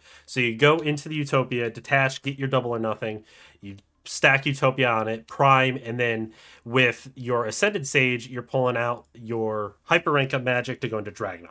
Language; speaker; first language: English; native; English